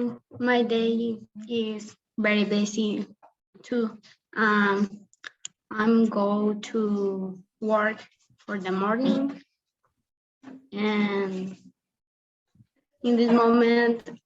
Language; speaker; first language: English; non-native, learner; Spanish